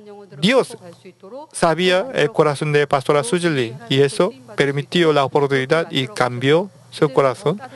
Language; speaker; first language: Spanish; non-native, learner; Korean